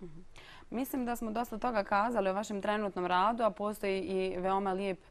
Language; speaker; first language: Bosnian; native; Bosnian